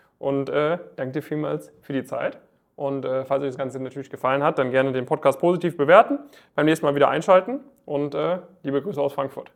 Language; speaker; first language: German; native; German